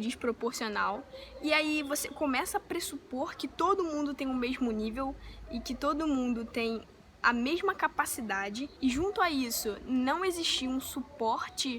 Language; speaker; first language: Portuguese; native; Portuguese